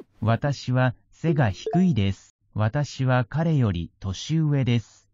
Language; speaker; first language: Japanese; non-native, learner; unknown